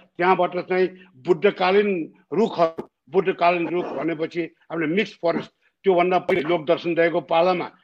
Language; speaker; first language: Nepali; native; Nepali